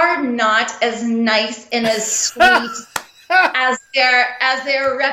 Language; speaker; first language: English; native; English